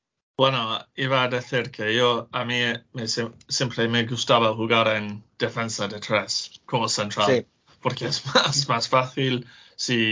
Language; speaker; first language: Spanish; non-native, learner; English